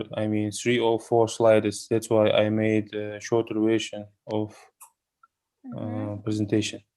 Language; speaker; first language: English; non-native, learner; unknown